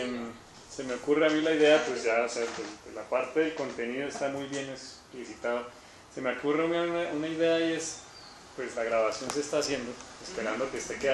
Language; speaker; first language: Spanish; native; Spanish